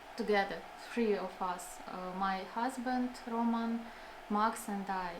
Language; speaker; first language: English; non-native, learner; Russian